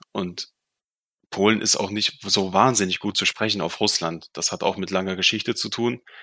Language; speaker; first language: German; non-native, fluent; Russian